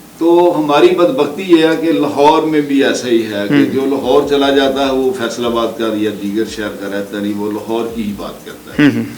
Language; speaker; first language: Urdu; non-native, local second language; Punjabi